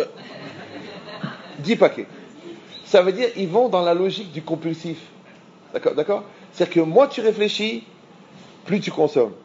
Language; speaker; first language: French; native; French